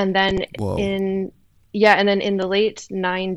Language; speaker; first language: English; native; English